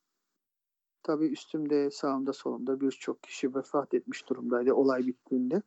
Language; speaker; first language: Turkish; native; Turkish